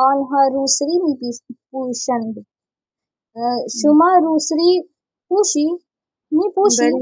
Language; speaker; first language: Persian; non-native, learner; Urdu